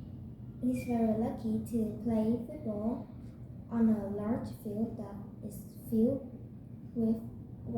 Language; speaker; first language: English; non-native, learner; Vietnamese